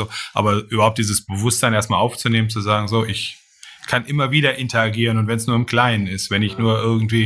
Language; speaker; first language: German; native; German